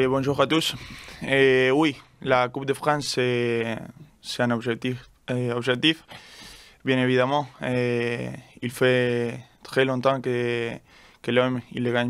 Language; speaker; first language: French; non-native, learner; Spanish